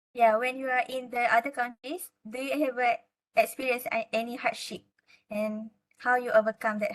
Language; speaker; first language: English; non-native, local second language; Malay